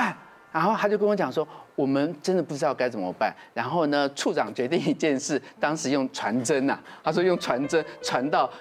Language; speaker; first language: Chinese; native; Chinese